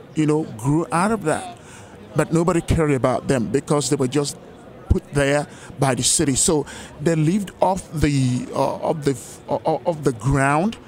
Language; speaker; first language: English; non-native, local second language; Yoruba